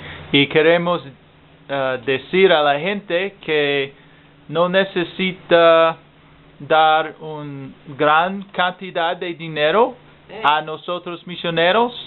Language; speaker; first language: Spanish; non-native, learner; English